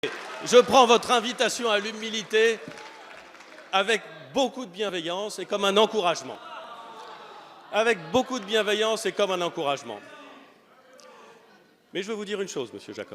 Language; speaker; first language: French; native; French